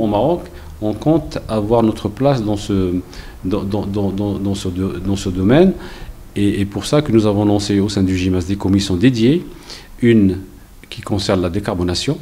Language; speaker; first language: French; non-native, local second language; Arabic